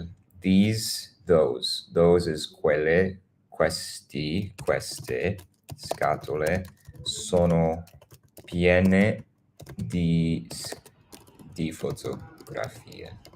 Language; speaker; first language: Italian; non-native, learner; English